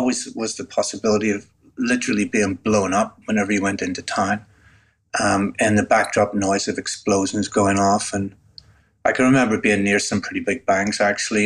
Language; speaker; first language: English; native; English